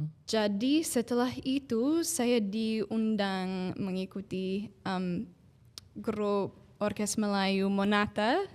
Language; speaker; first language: Indonesian; non-native, fluent; English